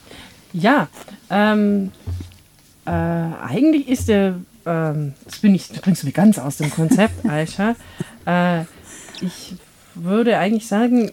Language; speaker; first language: German; native; German